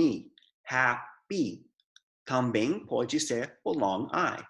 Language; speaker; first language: Portuguese; non-native, fluent; English